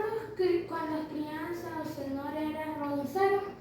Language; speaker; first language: Portuguese; non-native, learner; Spanish